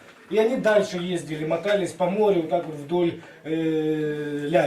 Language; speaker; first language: Russian; native; Russian